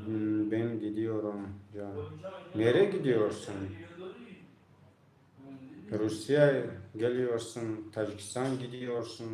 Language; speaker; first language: Turkish; non-native, learner; Tajik